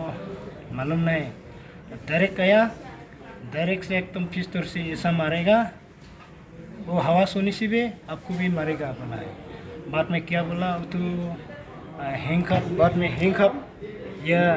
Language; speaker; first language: Hindi; non-native, local second language; Khasi